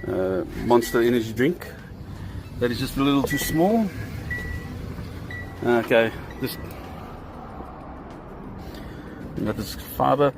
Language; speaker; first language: English; native; English